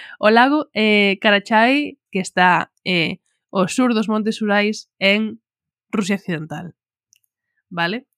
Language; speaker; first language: Galician; non-native, local second language; Spanish